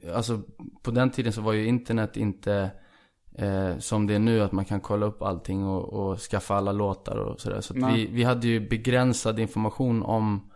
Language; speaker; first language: Swedish; early bilingual, other home language; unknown